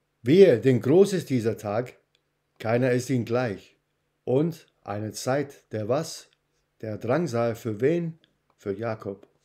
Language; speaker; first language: German; non-native, fluent; English